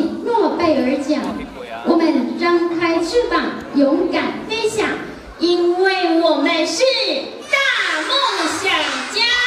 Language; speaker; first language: Chinese; native; Chinese